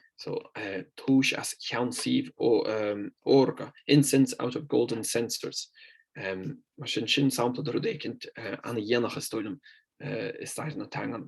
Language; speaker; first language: Irish; non-native, fluent; Italian